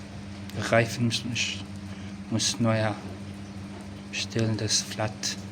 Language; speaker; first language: German; non-native, learner; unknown